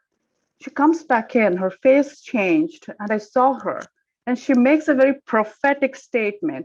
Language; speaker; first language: English; non-native, local second language; Tamil